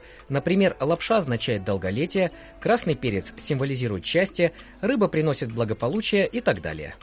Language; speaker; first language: Russian; native; Russian